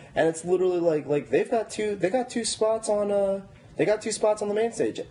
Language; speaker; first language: English; native; English